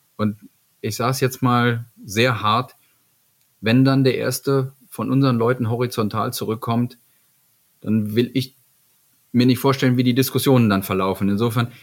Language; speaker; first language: German; native; German